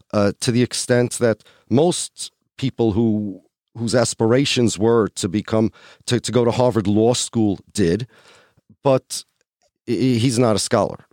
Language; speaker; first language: English; early bilingual, other home language; Polish